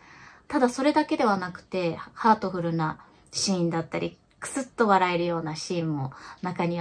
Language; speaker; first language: Japanese; native; Japanese